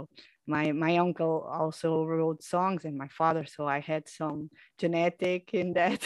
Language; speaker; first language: English; non-native, fluent; Portuguese